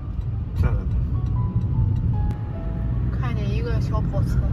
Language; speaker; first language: Chinese; native; Chinese